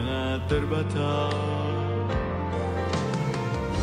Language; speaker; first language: Japanese; native; Japanese